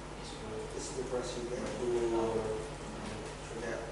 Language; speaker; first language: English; non-native, learner; Indonesian